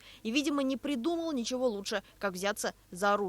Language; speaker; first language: Russian; native; Russian